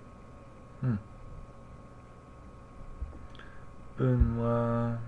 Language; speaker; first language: Japanese; non-native, learner; English